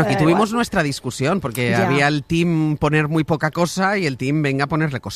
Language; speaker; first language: Spanish; native; Spanish